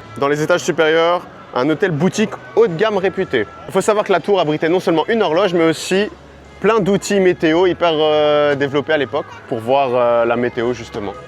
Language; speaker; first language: French; native; French